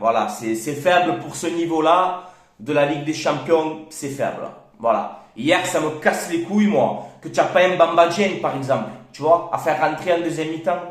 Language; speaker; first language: French; native; French